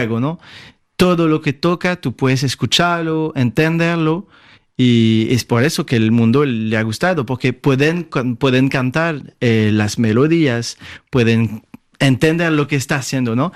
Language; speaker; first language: Spanish; non-native, fluent; French